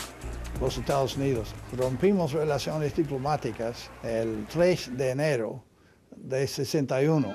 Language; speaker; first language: Spanish; non-native, fluent; English